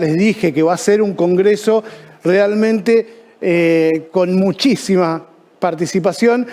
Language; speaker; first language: Spanish; native; Spanish